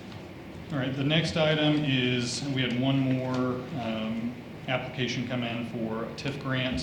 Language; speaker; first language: English; native; English